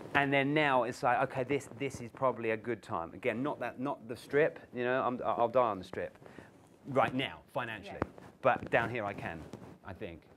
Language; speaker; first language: English; native; English